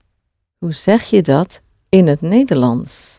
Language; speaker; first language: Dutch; non-native, fluent; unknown